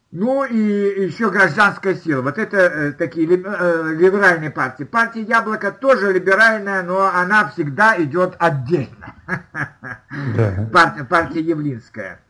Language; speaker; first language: Russian; native; Russian